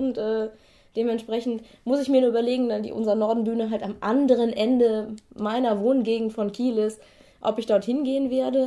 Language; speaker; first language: German; native; German